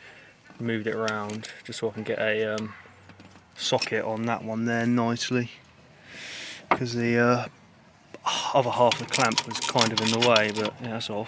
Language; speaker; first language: English; native; English